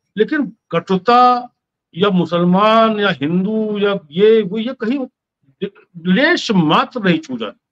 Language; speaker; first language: Hindi; native; Hindi